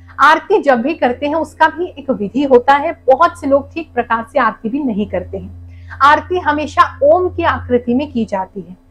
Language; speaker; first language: Hindi; native; Hindi